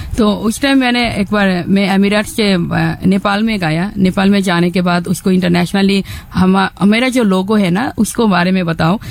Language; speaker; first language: Hindi; non-native, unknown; Bangla